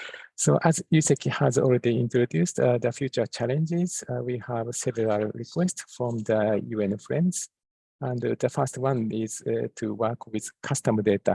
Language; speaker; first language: English; non-native, fluent; Japanese